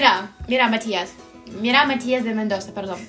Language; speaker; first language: Spanish; non-native, fluent; Ukrainian